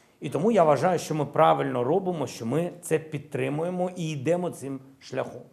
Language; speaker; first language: Ukrainian; non-native, local second language; Russian